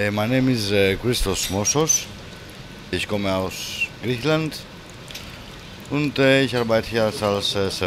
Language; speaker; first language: German; non-native, learner; Greek